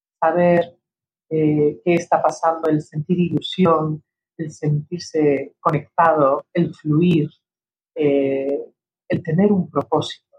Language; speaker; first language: Spanish; early bilingual, heritage; Spanish